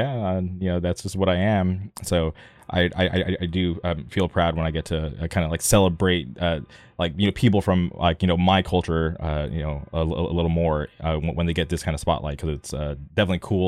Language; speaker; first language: English; native; English